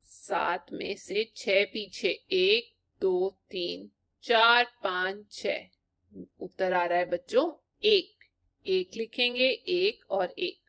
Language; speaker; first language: Hindi; native; Hindi